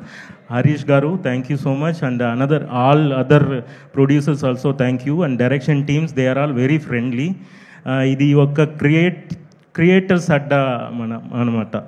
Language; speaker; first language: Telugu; non-native, fluent; Tamil